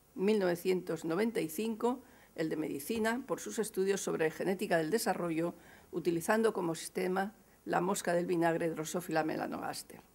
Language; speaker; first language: Spanish; native; Spanish